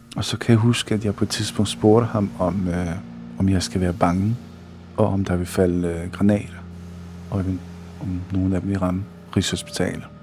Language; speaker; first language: Danish; early bilingual, other home language; Bosnian